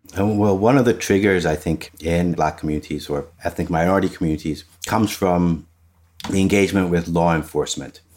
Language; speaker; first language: English; non-native, fluent; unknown